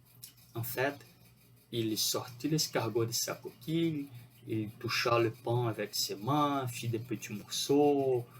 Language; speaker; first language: French; non-native, fluent; Portuguese